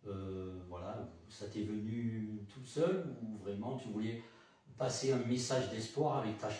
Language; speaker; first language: French; native; French